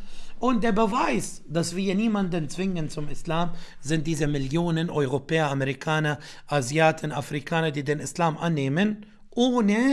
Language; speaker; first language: German; non-native, fluent; Arabic